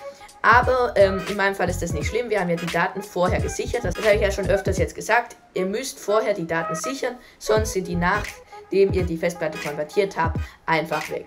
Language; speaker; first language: German; native; German